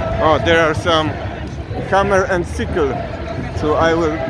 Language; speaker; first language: English; non-native, fluent; Polish